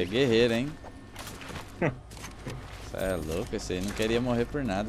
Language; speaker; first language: Portuguese; native; Portuguese